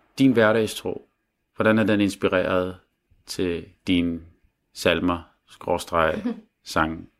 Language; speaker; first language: Danish; early bilingual, other home language; Arabic